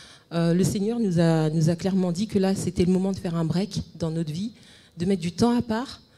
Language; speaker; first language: French; native; French